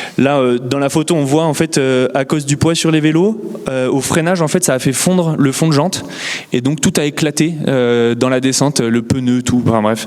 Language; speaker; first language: French; native; French